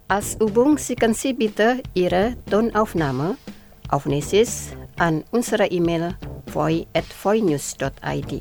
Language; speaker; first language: German; non-native, fluent; Indonesian